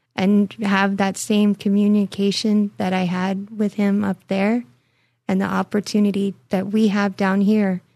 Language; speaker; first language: English; native; English